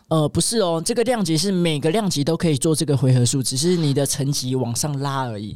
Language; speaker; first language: Chinese; native; Chinese